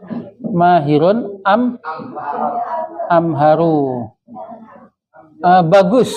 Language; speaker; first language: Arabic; non-native, fluent; Indonesian